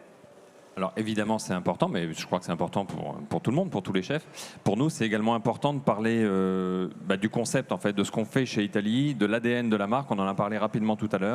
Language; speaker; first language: French; native; French